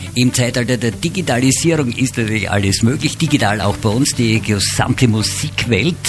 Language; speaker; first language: German; native; German